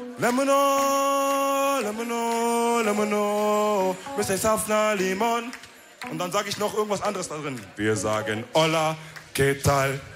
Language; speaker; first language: German; early bilingual, other home language; Wolof